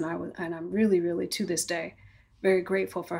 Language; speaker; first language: English; native; English